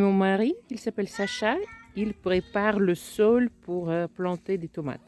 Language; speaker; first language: French; non-native, fluent; Russian